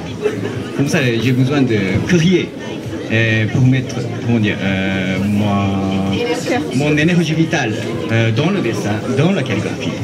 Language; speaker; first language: French; non-native, fluent; Japanese